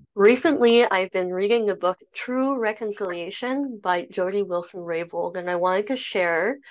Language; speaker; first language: English; native; English